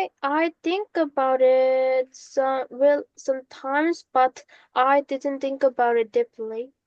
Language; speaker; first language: English; non-native, learner; Korean